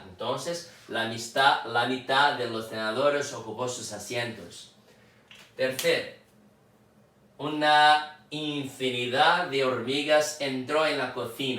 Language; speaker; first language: Spanish; non-native, fluent; Portuguese